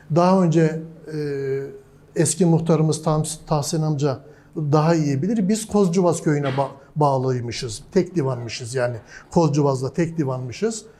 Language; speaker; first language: Turkish; native; Turkish